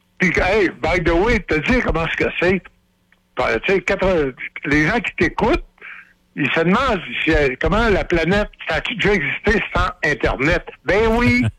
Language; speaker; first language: French; native; French